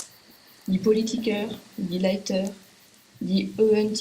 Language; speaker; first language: German; non-native, learner; French